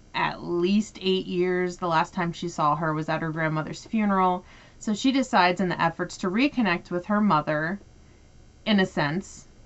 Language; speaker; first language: English; native; English